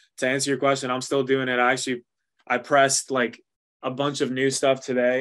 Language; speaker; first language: English; early bilingual, other home language; Spanish